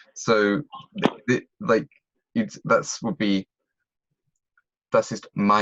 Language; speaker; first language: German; non-native, fluent; English